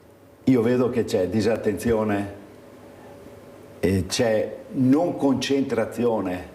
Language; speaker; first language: Italian; native; Italian